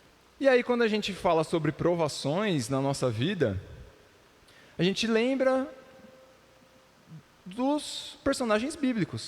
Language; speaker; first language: Portuguese; native; Portuguese